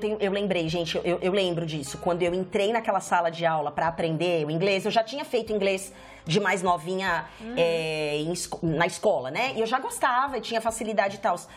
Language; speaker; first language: Portuguese; native; Portuguese